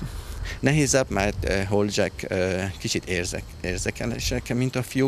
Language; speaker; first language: Hungarian; non-native, learner; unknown